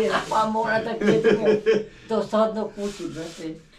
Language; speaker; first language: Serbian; non-native, local second language; Albanian